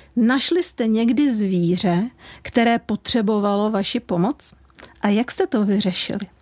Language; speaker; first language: Czech; native; Czech